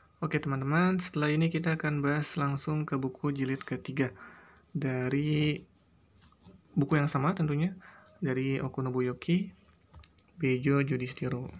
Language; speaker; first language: Indonesian; native; Indonesian